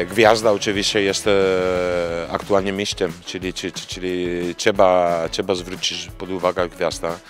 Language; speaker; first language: Polish; non-native, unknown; Italian